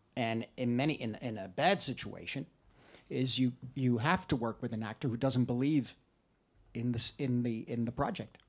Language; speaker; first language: English; native; English